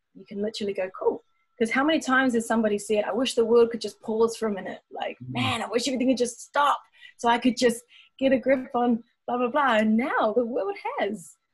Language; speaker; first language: English; native; English